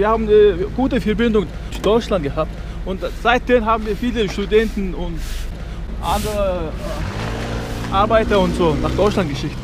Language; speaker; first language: German; non-native, learner; Mongolian